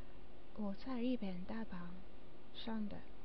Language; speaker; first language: Chinese; non-native, learner; Japanese